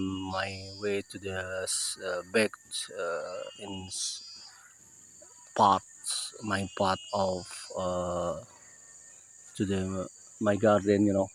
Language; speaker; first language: English; non-native, learner; Indonesian